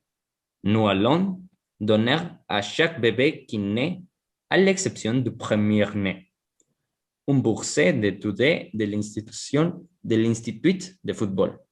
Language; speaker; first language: French; non-native, learner; Spanish